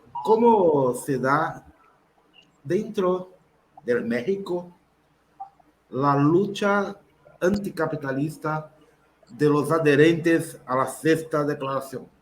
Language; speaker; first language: Spanish; non-native, learner; Portuguese